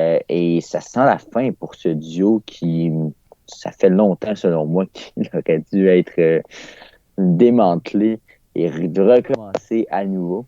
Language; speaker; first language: French; native; French